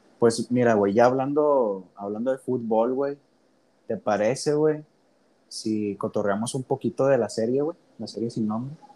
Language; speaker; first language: Spanish; native; Spanish